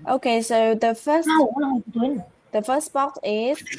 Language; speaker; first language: English; non-native, learner; Vietnamese